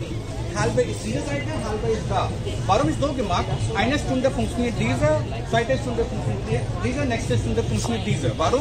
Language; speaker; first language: German; non-native, learner; Nepali